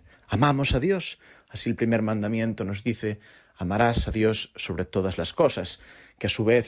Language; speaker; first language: Spanish; native; Spanish